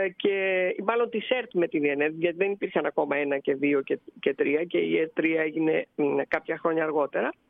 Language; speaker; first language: Greek; native; Greek